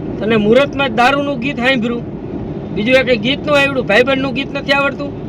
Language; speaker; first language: Gujarati; native; Gujarati